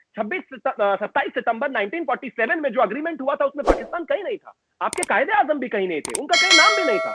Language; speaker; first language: Hindi; native; Hindi